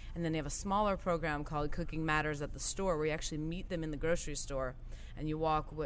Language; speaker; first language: English; native; English